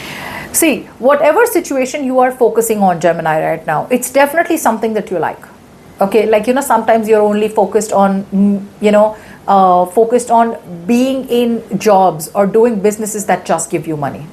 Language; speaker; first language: English; non-native, local second language; Hindi